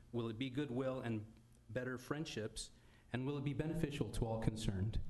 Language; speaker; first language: English; native; English